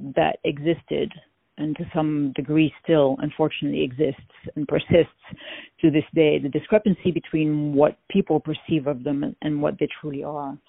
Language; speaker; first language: English; non-native, fluent; French